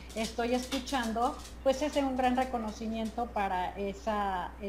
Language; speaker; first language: Spanish; native; Spanish